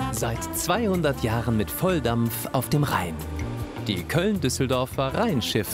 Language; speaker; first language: German; native; German